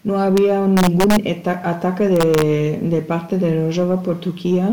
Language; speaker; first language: Spanish; non-native, fluent; German